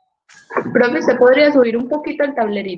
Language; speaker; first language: Spanish; native; Spanish